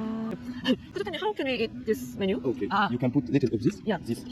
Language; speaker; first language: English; non-native, learner; Korean